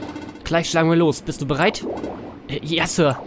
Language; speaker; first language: German; native; German